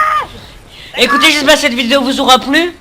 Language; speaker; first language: French; native; French